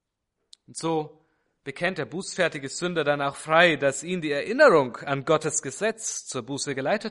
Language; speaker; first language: German; native; German